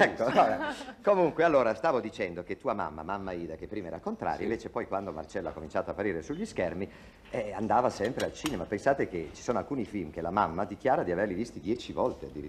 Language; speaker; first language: Italian; native; Italian